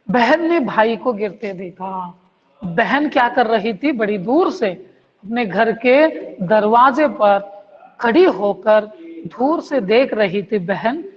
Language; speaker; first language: Hindi; non-native, local second language; Kannada